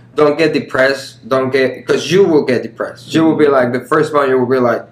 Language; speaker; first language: English; early bilingual, other home language; Spanish